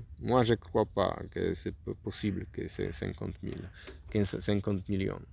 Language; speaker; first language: French; non-native, learner; Polish